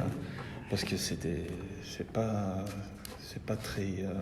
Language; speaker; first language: French; non-native, local second language; Dutch